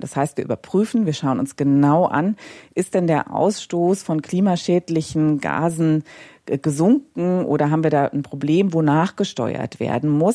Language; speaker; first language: German; native; German